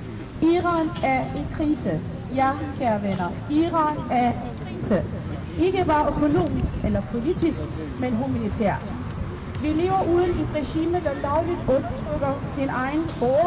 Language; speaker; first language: Danish; non-native, fluent; Persian